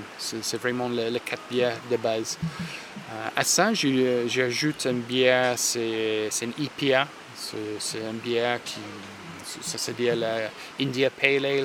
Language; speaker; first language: French; non-native, fluent; English